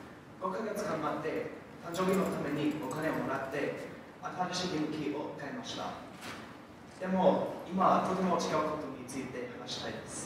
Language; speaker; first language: Japanese; non-native, learner; English